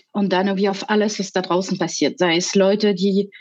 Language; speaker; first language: German; non-native, fluent; French